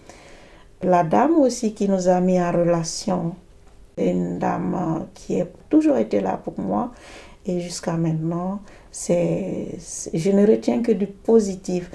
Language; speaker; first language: French; native; French